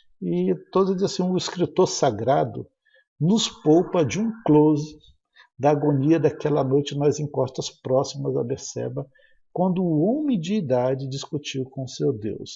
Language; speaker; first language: Portuguese; native; Portuguese